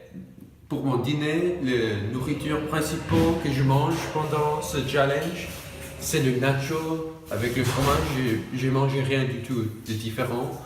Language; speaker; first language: French; non-native, learner; English